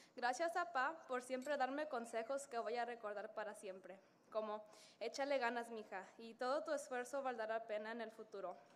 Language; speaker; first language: Spanish; early bilingual, heritage; Spanish